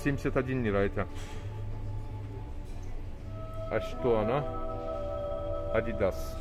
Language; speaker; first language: Russian; non-native, learner; Turkish